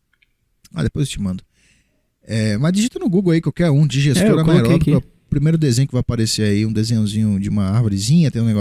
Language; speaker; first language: Portuguese; native; Portuguese